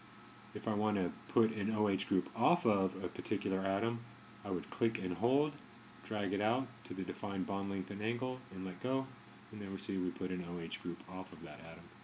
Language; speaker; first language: English; native; English